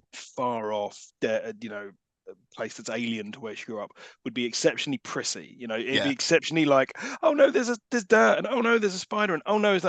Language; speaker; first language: English; native; English